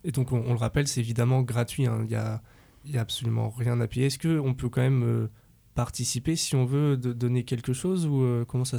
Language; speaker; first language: French; native; French